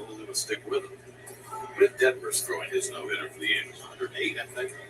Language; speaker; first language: English; native; English